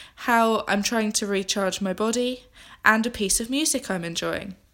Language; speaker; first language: English; native; English